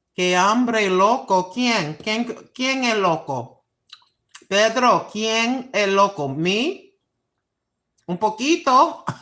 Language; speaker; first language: Spanish; early bilingual, heritage; Spanish